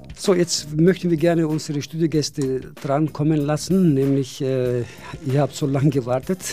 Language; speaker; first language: German; non-native, fluent; Turkish